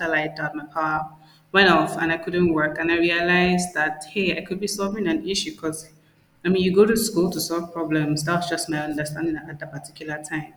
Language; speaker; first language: English; non-native, local second language; Igbo